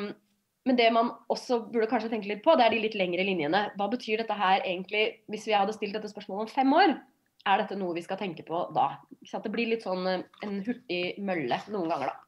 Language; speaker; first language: Norwegian; native; Norwegian